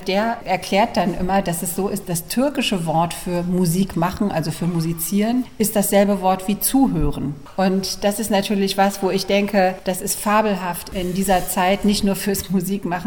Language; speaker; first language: German; native; German